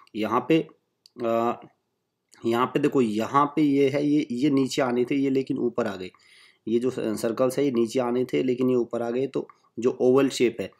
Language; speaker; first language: Hindi; native; Hindi